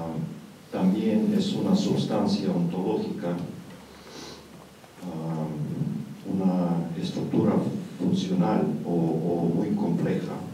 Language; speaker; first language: Spanish; non-native, fluent; Russian